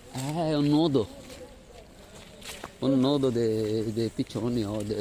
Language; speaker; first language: Italian; non-native, fluent; Filipino